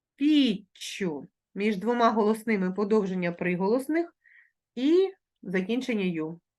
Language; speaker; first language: Ukrainian; native; Ukrainian